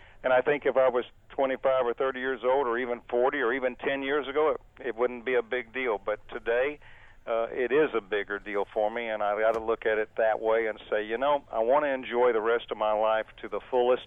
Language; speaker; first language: English; native; English